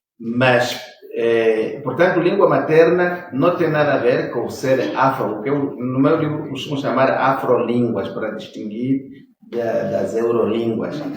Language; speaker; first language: Portuguese; non-native, local second language; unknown